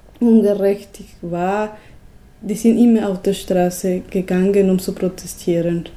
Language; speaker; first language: German; non-native, learner; Spanish